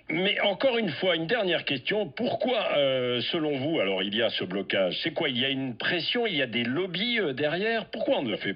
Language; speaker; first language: French; native; French